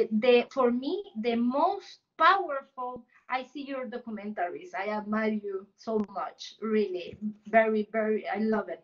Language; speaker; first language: English; non-native, learner; Spanish